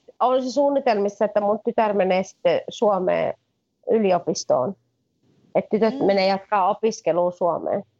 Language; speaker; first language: Finnish; native; Finnish